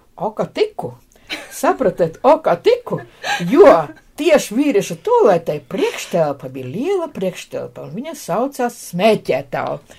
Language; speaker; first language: Latvian; non-native, local second language; Russian